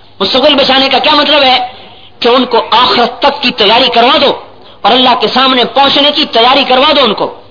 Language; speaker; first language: Urdu; non-native, local second language; Punjabi